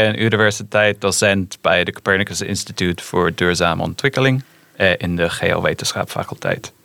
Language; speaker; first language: Dutch; non-native, fluent; English